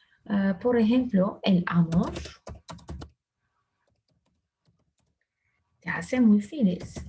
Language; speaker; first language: Spanish; non-native, fluent; Turkish